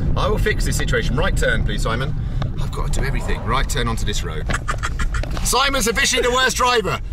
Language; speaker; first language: English; native; English